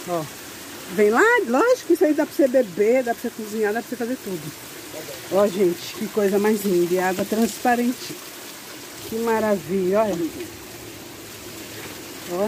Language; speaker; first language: Portuguese; native; Portuguese